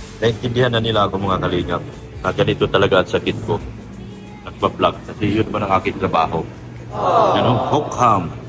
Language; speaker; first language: Filipino; non-native, local second language; Cebuano